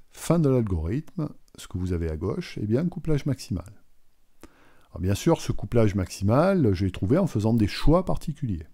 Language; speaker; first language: French; native; French